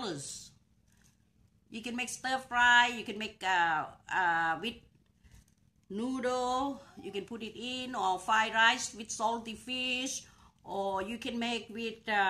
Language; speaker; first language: English; non-native, learner; Thai